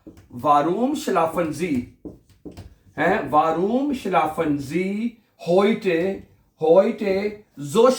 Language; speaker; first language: German; non-native, fluent; Urdu